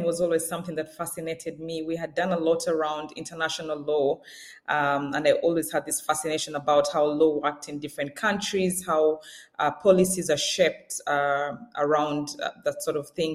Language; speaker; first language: English; non-native, local second language; Ganda